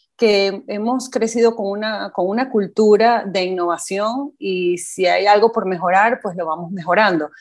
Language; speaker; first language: Spanish; native; Spanish